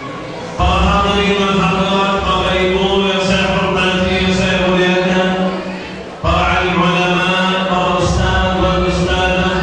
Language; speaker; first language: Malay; non-native, fluent; Arabic